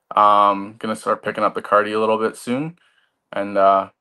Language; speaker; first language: English; native; English